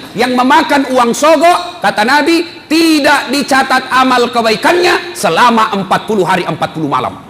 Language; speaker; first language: Indonesian; non-native, local second language; Buginese